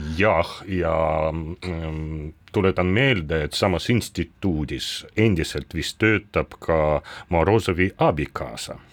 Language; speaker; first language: Estonian; non-native, local second language; Russian